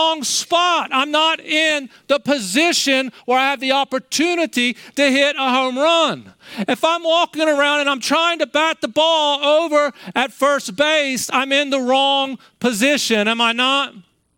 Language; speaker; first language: English; native; English